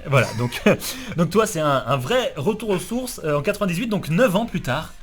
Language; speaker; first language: French; native; French